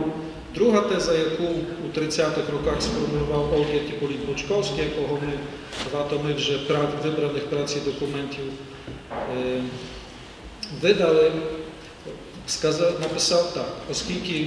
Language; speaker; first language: Ukrainian; native; Ukrainian